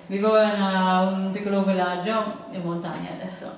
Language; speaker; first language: Italian; non-native, learner; English